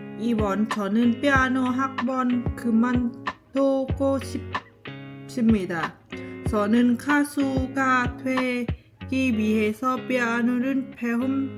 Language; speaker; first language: Korean; non-native, learner; Lao